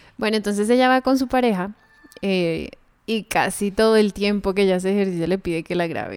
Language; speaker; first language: Spanish; native; Spanish